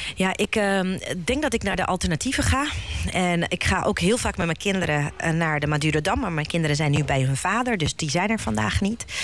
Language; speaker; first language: Dutch; early bilingual, other home language; Bosnian